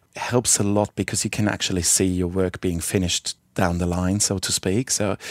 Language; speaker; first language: English; non-native, fluent; Swiss German